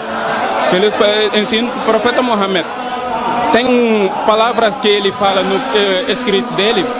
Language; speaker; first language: Portuguese; non-native, fluent; Wolof